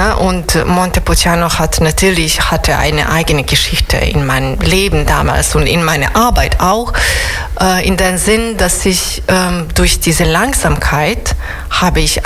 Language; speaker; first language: German; non-native, fluent; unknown